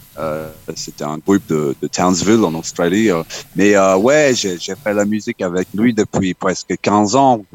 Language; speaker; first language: French; non-native, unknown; English